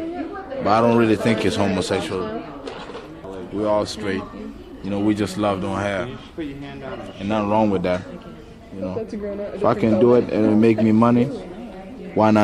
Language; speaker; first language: English; non-native, fluent; Acoli